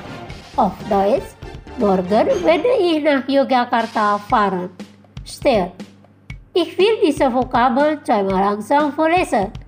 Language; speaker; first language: German; non-native, fluent; Indonesian